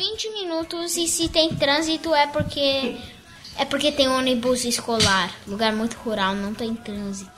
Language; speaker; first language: Portuguese; early bilingual, heritage; Portuguese